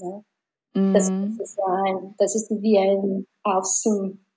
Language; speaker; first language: German; non-native, learner; Mongolian